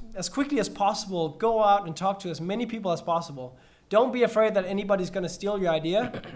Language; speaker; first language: English; non-native, fluent; Danish